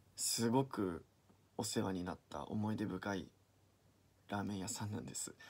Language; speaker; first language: Japanese; native; Japanese